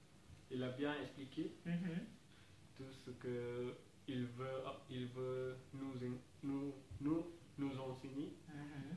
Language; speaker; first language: French; non-native, learner; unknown